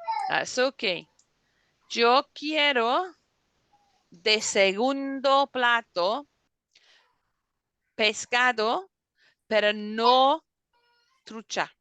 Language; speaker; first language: Spanish; non-native, fluent; English